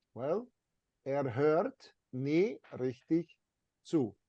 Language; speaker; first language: German; non-native, fluent; English